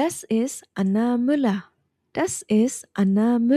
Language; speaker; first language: German; non-native, fluent; Indonesian